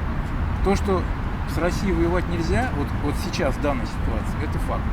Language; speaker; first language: Russian; native; Russian